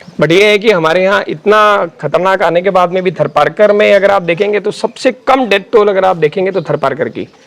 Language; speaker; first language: Hindi; native; Hindi